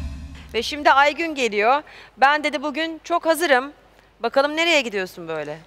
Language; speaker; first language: Turkish; native; Turkish